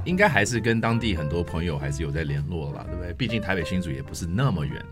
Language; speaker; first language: Chinese; native; Chinese